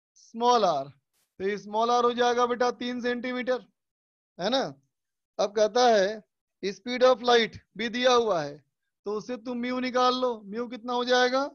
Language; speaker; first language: Hindi; native; Hindi